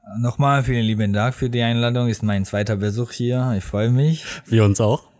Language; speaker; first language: German; non-native, fluent; Georgian